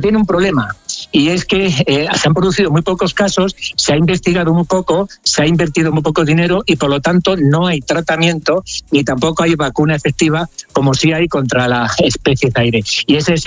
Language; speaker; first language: Spanish; native; Spanish